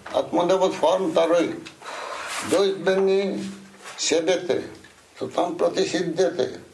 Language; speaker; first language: Russian; non-native, learner; Bangla